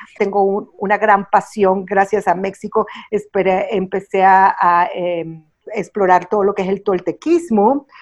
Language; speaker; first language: Spanish; early bilingual, heritage; Spanish